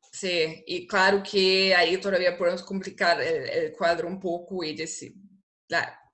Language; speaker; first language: Spanish; non-native, fluent; German